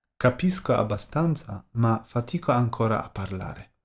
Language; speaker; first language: Italian; non-native, learner; Polish